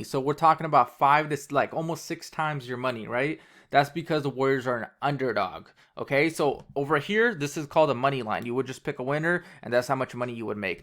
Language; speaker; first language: English; native; English